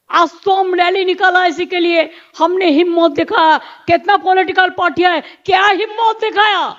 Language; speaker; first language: Hindi; non-native, local second language; Bangla